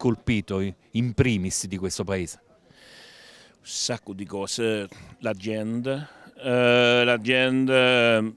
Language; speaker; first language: Italian; non-native, learner; Danish